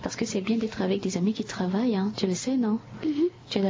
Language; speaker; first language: French; non-native, local second language; Sango